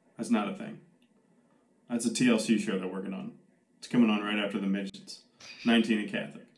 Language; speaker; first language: English; native; English